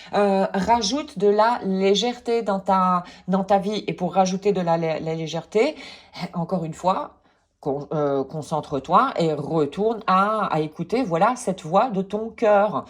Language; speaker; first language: French; native; French